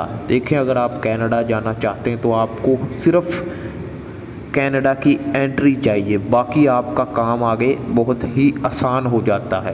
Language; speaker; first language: Hindi; non-native, local second language; Punjabi